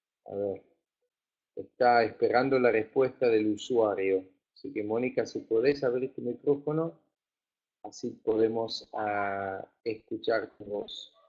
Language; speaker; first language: Spanish; non-native, fluent; Afrikaans